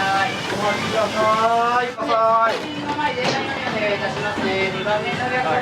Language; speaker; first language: Japanese; native; Japanese